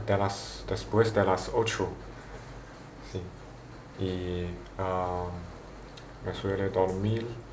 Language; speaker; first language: Spanish; non-native, learner; Chinese